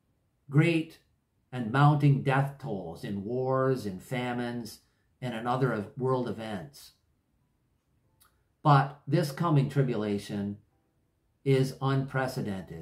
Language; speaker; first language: English; native; English